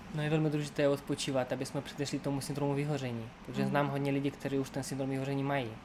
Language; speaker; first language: Czech; non-native, fluent; Romanian